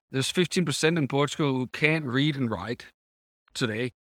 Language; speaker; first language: English; non-native, fluent; Danish